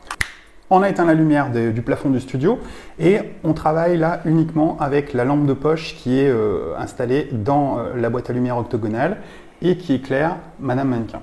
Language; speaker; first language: French; native; French